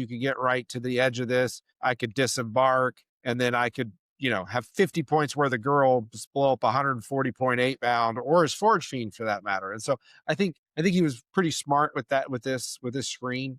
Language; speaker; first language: English; native; English